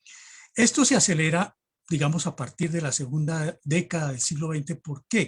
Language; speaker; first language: Spanish; native; Spanish